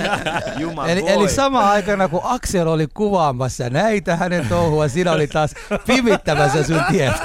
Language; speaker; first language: Finnish; early bilingual, other home language; Somali